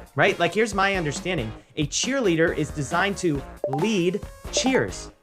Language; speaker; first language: English; native; English